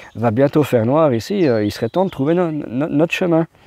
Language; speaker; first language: French; native; French